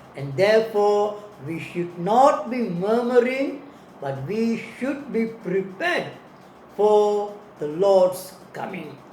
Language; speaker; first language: English; non-native, local second language; Tamil